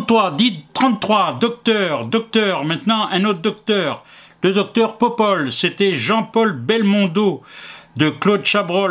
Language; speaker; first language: French; native; French